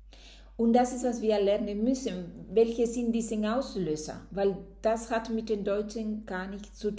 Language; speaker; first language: German; non-native, fluent; Spanish